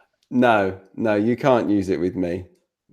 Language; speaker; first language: English; native; English